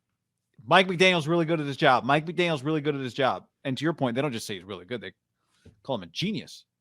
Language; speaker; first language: English; native; English